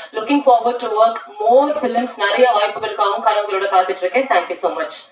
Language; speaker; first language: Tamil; native; Tamil